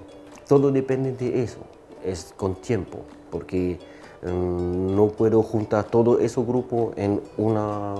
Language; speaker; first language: Spanish; non-native, fluent; French